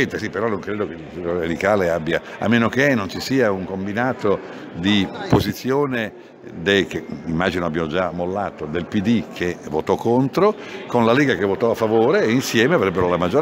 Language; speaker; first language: Italian; native; Italian